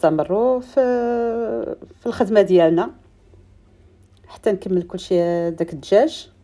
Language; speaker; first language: Arabic; native; Arabic